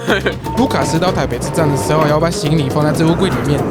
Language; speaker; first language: Chinese; native; Chinese